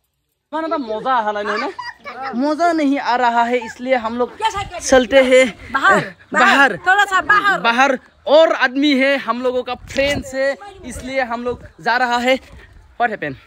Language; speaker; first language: Hindi; non-native, local second language; Assamese